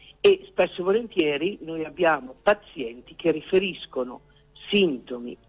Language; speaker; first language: Italian; native; Italian